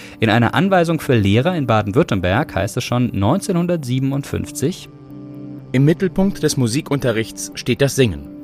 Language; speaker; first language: German; native; German